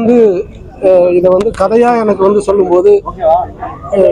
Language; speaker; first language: Tamil; native; Tamil